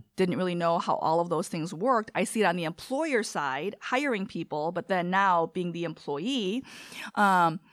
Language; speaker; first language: English; early bilingual, other home language; Korean